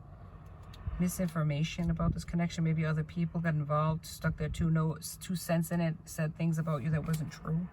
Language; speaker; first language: English; native; English